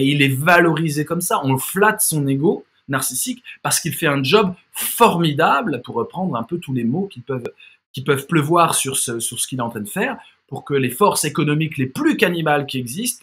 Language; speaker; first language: French; native; French